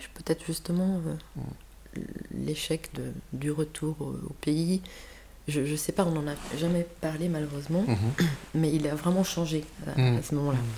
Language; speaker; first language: French; native; French